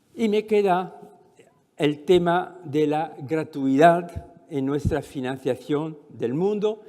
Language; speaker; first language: Spanish; non-native, fluent; French